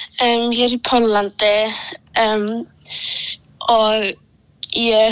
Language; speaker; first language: Icelandic; early bilingual, other home language; Polish